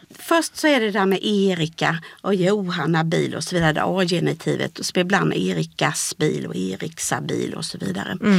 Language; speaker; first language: Swedish; native; Swedish